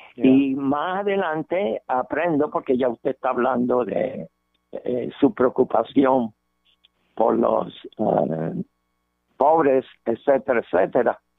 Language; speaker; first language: Spanish; early bilingual, heritage; Spanish